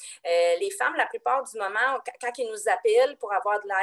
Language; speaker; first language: French; native; French